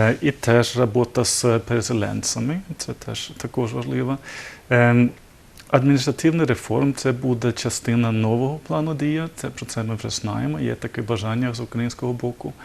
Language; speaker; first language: Ukrainian; non-native, learner; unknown